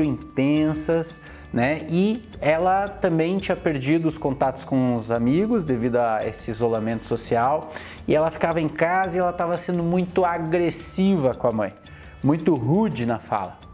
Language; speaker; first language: Portuguese; native; Portuguese